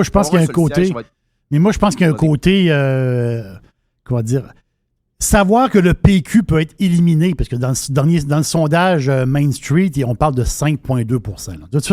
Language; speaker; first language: French; native; French